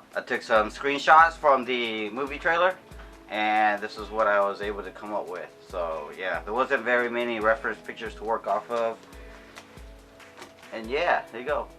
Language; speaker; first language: English; native; English